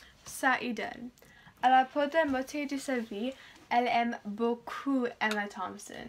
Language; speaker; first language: French; non-native, learner; English